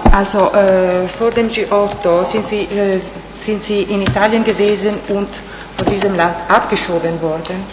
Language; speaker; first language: German; non-native, fluent; Italian